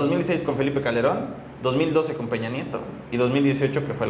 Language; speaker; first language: Spanish; native; Spanish